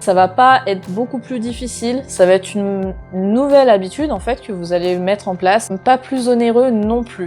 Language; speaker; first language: French; native; French